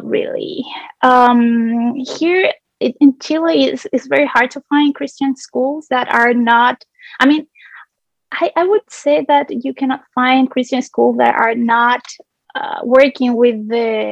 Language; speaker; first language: English; non-native, fluent; Spanish